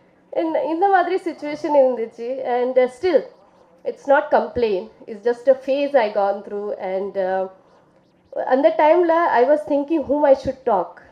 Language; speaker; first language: Tamil; non-native, fluent; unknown